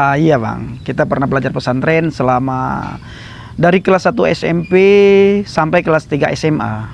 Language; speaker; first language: Indonesian; non-native, local second language; Achinese